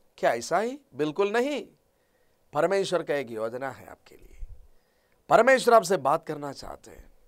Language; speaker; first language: Hindi; non-native, local second language; Malayalam